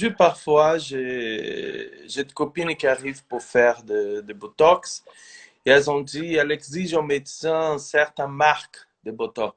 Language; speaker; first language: French; non-native, fluent; Portuguese